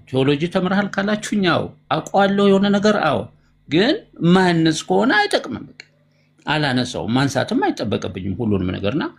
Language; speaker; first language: Amharic; native; Amharic